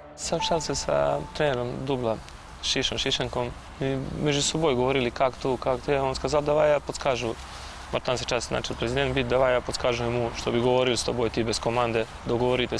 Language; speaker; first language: Russian; non-native, learner; Serbian